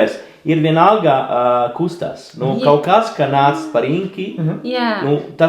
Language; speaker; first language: Latvian; non-native, learner; Italian